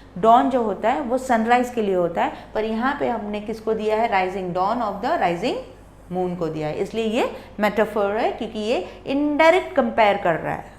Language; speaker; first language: Hindi; non-native, local second language; Bangla